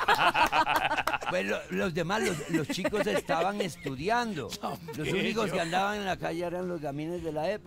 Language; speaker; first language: Spanish; early bilingual, other home language; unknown